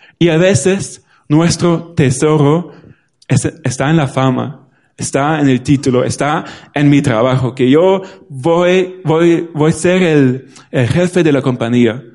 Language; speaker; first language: Spanish; non-native, fluent; German